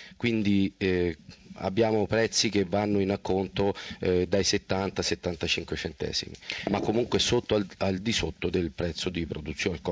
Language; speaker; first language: Italian; native; Italian